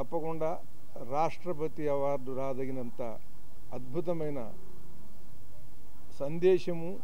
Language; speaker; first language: Telugu; native; Telugu